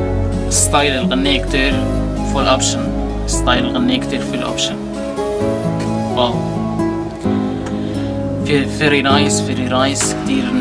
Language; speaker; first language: Arabic; native; Arabic